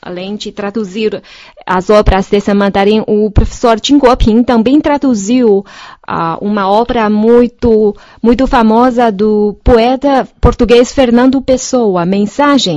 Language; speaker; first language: Portuguese; non-native, fluent; Chinese